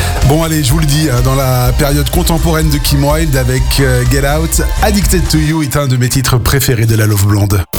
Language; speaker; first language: French; native; French